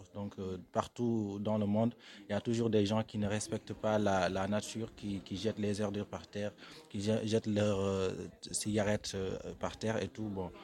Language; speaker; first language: French; non-native, local second language; Wolof